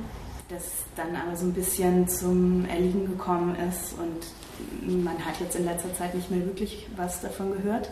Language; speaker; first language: German; native; German